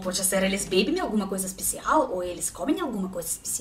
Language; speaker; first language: Portuguese; non-native, learner; Russian